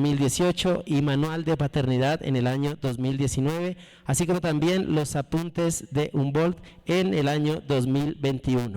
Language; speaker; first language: Spanish; native; Spanish